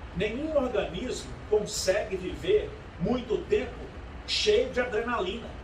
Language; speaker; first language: Portuguese; native; Portuguese